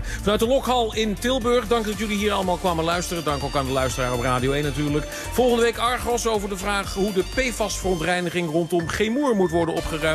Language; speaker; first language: Dutch; native; Dutch